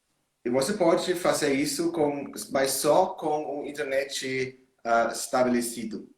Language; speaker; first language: Portuguese; non-native, learner; German